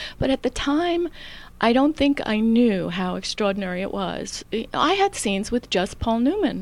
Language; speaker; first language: English; native; English